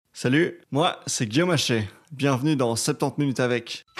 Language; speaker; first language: French; native; French